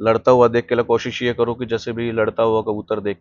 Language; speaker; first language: Hindi; native; Hindi